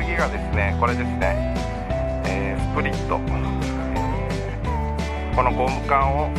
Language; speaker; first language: Japanese; native; Japanese